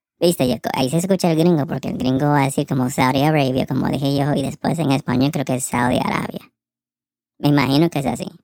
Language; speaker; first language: Spanish; early bilingual, heritage; Spanish